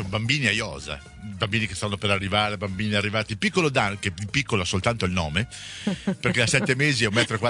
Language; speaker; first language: Italian; native; Italian